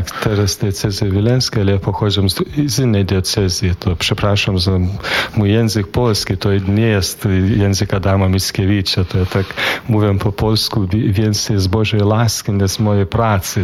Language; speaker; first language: Polish; non-native, fluent; Lithuanian